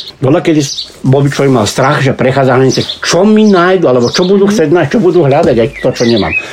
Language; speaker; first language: Slovak; early bilingual, heritage; Slovak